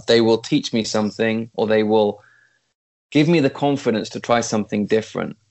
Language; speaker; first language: English; native; English